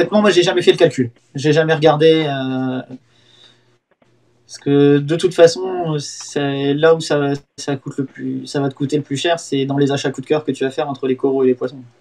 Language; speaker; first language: French; native; French